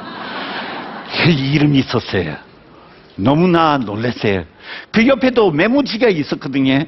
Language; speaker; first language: Korean; non-native, fluent; English